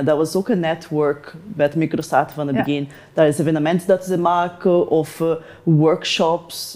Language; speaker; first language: Dutch; non-native, learner; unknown